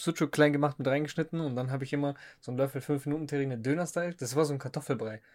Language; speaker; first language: German; native; German